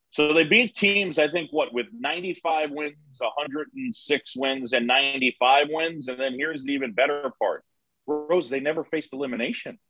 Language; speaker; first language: English; native; English